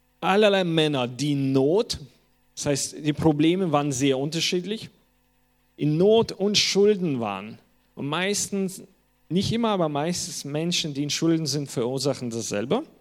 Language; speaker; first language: German; non-native, fluent; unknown